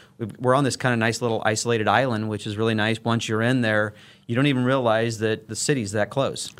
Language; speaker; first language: English; native; English